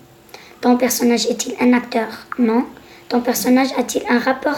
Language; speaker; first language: French; non-native, local second language; Arabic